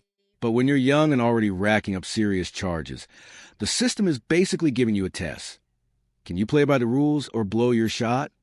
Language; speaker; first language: English; native; English